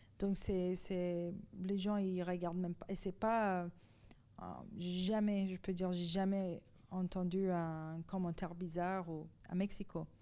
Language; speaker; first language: French; non-native, fluent; Persian